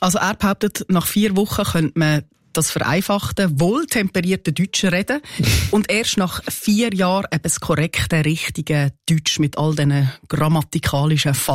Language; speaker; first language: German; native; German